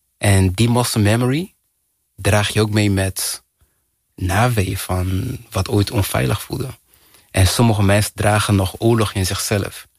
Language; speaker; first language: Dutch; early bilingual, other home language; Kinyarwanda